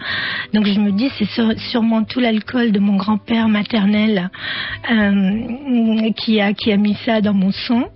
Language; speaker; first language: French; non-native, fluent; Arabic